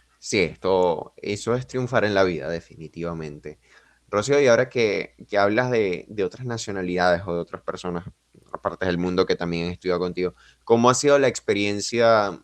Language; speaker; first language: Spanish; native; Spanish